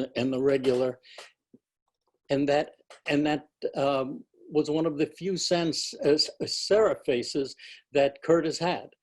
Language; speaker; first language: English; native; English